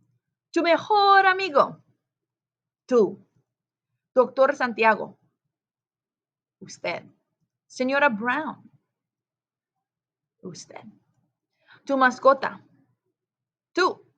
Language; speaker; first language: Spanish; non-native, fluent; English